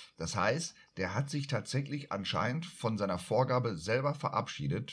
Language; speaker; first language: German; native; German